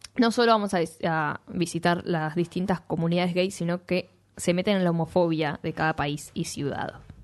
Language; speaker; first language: Spanish; native; Spanish